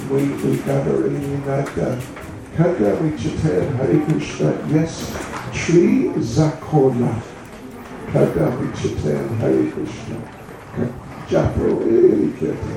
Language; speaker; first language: Russian; non-native, learner; English